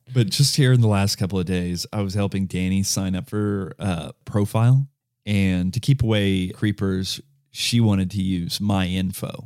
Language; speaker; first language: English; native; English